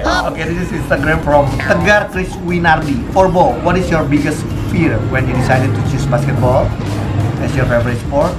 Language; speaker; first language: English; non-native, fluent; Indonesian